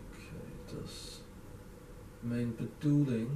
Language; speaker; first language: Dutch; non-native, fluent; English